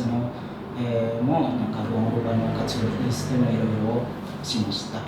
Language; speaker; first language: Japanese; non-native, fluent; Indonesian